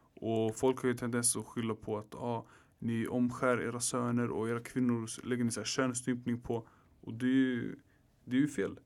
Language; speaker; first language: Swedish; early bilingual, other home language; Arabic